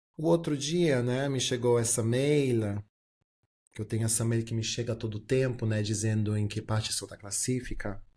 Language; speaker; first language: Portuguese; early bilingual, heritage; Portuguese